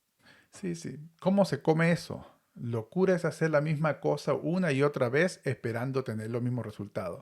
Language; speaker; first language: Spanish; native; Spanish